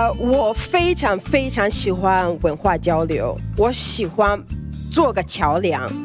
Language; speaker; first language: Chinese; non-native, fluent; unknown